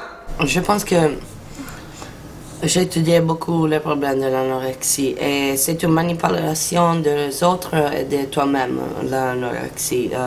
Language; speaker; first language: French; non-native, fluent; Italian